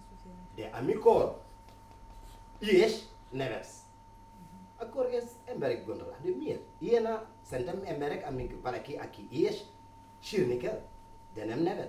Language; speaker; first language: Hungarian; non-native, fluent; Wolof